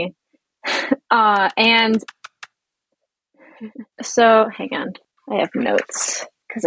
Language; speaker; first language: English; native; English